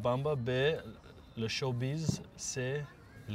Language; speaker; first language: French; non-native, learner; English